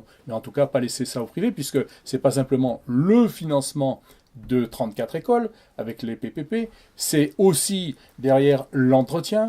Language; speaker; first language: French; native; French